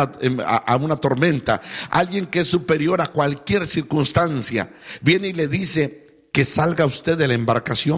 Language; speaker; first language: Spanish; native; Spanish